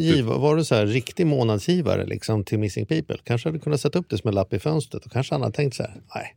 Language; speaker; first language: Swedish; native; Swedish